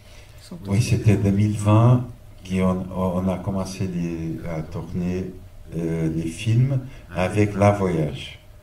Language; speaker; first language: French; non-native, fluent; Portuguese